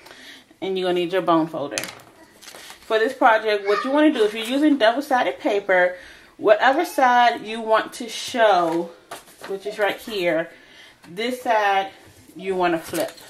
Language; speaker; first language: English; native; English